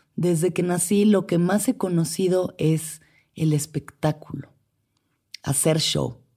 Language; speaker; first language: Spanish; native; Spanish